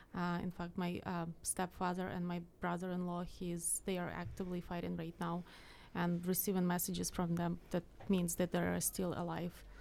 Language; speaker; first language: English; non-native, fluent; Ukrainian